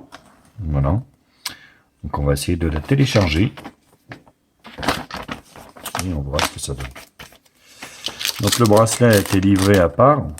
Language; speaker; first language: French; native; French